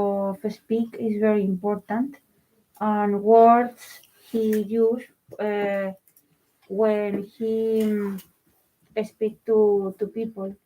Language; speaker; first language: English; non-native, learner; Spanish